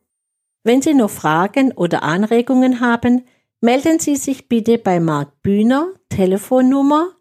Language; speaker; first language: German; native; German